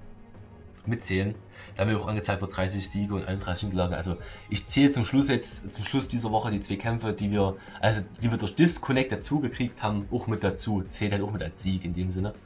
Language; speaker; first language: German; native; German